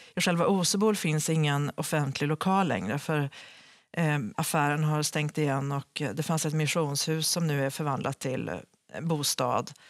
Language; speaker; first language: Swedish; native; Swedish